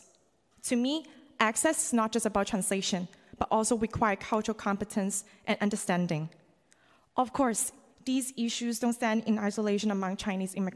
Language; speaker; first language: English; non-native, local second language; Cantonese